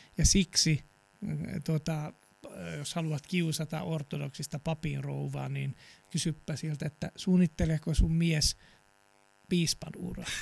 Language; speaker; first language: Finnish; non-native, fluent; Serbian